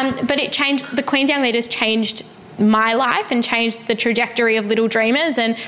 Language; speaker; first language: English; native; English